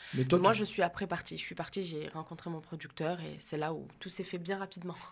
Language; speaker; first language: French; native; French